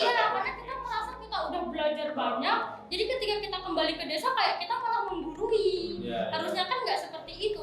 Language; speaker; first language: Indonesian; native; Indonesian